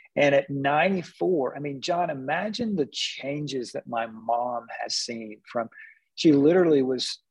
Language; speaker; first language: English; native; English